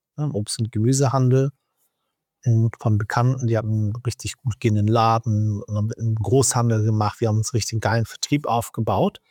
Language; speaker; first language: German; early bilingual, other home language; Turkish